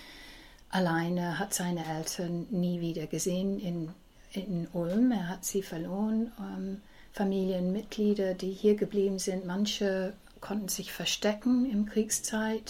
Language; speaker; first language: German; early bilingual, heritage; English